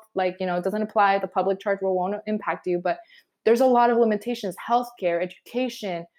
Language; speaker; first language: English; early bilingual, other home language; Spanish